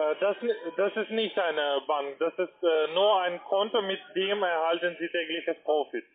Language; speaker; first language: German; non-native, learner; Russian